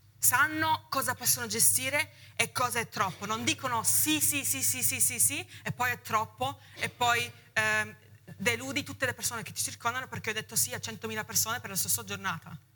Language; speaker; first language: Italian; early bilingual, heritage; Italian